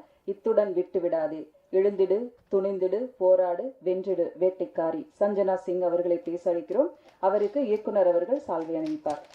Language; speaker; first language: Tamil; native; Tamil